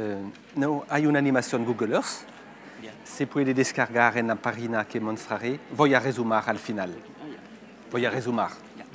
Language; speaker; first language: Spanish; non-native, fluent; French